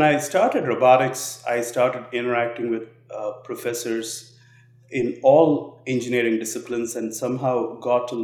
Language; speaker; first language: English; non-native, local second language; Telugu